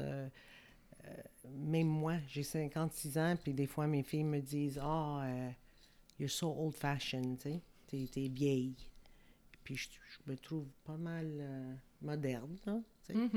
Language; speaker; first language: French; native; French